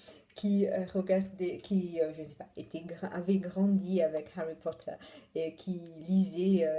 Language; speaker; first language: French; non-native, fluent; Italian